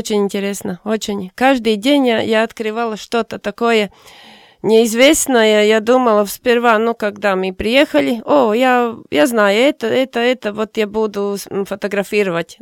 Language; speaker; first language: Russian; non-native, fluent; Latvian